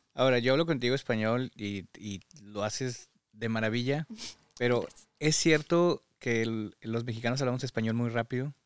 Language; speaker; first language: Spanish; native; Spanish